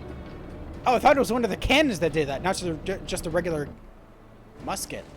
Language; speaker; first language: English; native; English